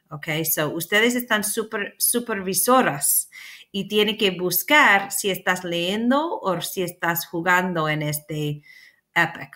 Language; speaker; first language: Spanish; non-native, learner; English